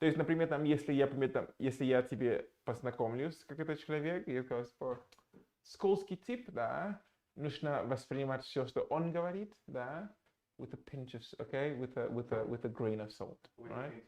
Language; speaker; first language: Russian; non-native, fluent; English